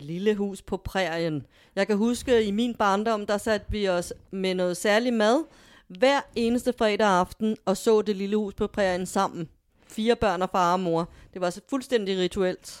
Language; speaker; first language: Danish; native; Danish